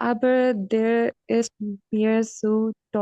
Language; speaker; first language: German; non-native, learner; Hindi